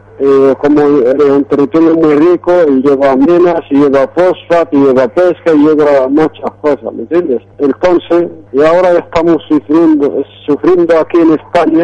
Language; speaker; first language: Spanish; non-native, fluent; Arabic